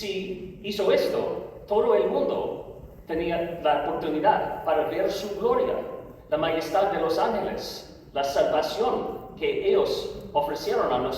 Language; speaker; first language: Spanish; non-native, learner; English